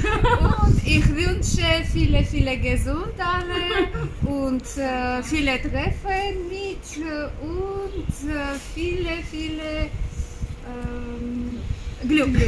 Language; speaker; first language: German; non-native, learner; Armenian